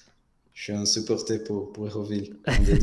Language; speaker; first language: French; non-native, fluent; Portuguese